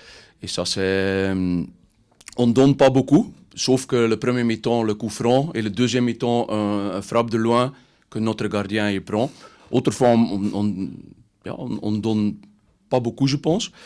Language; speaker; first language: French; non-native, learner; Dutch